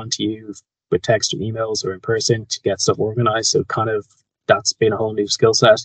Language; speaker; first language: English; native; English